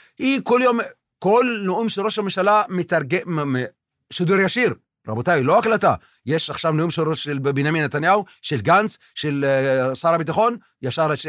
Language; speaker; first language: Hebrew; non-native, local second language; Arabic